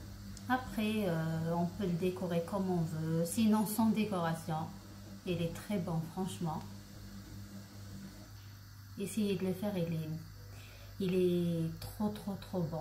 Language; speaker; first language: French; non-native, local second language; Arabic